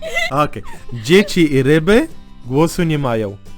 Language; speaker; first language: Polish; native; Polish